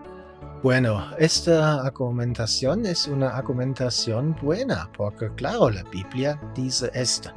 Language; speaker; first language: Spanish; non-native, fluent; German